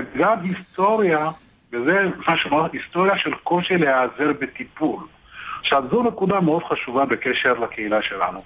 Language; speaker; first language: Hebrew; early bilingual, other home language; Amharic